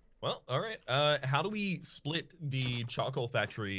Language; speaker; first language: English; native; English